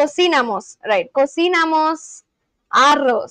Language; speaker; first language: Spanish; non-native, learner; Bangla